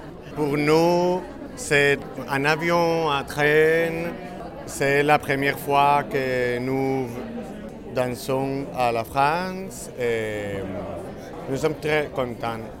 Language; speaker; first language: French; non-native, learner; Spanish